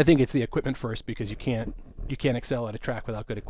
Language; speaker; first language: English; native; English